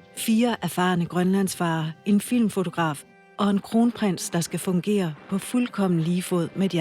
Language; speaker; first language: Danish; native; Danish